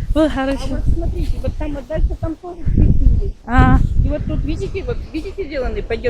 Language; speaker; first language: Russian; native; Russian